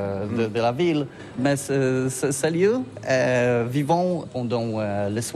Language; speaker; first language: French; non-native, learner; Polish